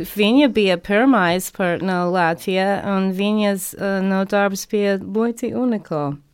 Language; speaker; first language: Latvian; non-native, learner; English